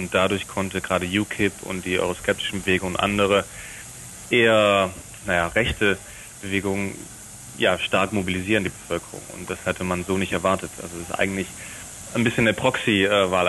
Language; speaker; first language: German; native; German